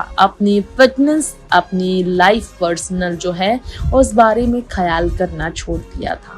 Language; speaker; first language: Hindi; native; Hindi